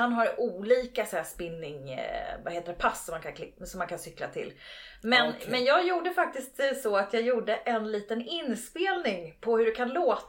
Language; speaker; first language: Swedish; native; Swedish